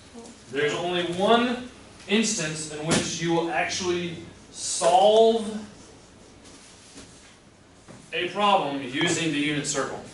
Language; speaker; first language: English; native; English